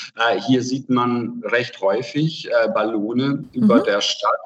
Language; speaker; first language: German; non-native, fluent; Hungarian